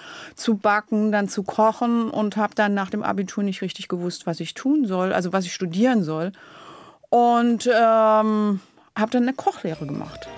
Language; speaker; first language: German; native; German